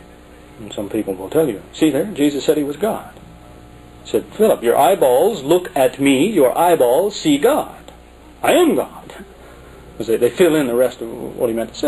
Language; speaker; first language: English; native; English